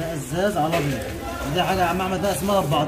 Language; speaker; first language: Arabic; native; Arabic